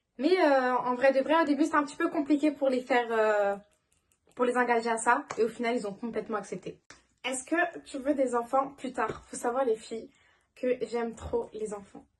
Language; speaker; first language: French; native; French